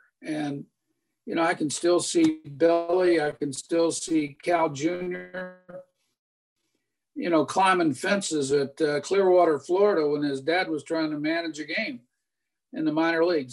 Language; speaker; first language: English; native; English